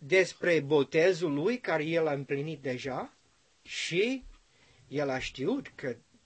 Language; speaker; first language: Romanian; non-native, learner; English